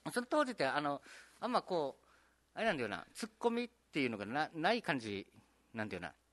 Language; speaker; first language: Japanese; native; Japanese